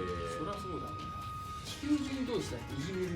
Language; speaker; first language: Japanese; native; Japanese